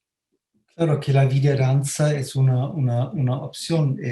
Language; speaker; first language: Spanish; non-native, fluent; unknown